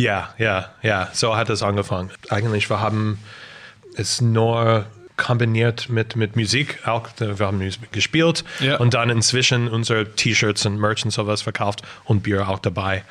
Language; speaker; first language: German; non-native, fluent; English